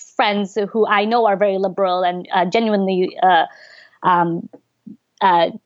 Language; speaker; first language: English; early bilingual, other home language; Bangla